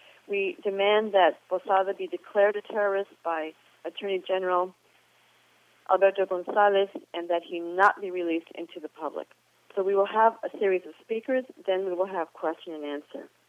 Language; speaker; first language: English; native; English